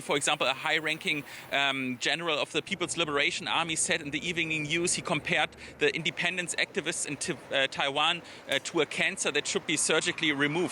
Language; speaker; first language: English; non-native, fluent; German